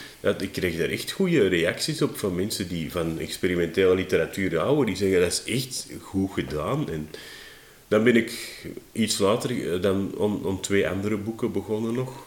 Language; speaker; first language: Dutch; native; Dutch